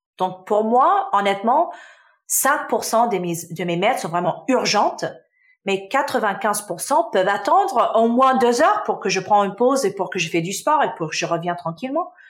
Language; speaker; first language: French; non-native, local second language; Arabic